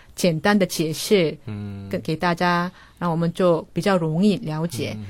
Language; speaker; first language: Chinese; non-native, fluent; Korean